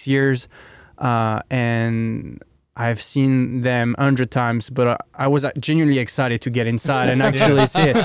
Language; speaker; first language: English; non-native, fluent; French